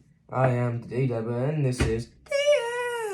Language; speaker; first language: English; native; English